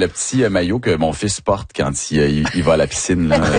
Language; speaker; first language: French; native; French